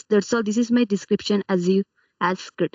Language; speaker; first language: English; non-native, learner; Kannada